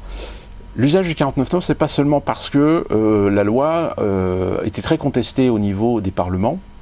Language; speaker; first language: French; native; French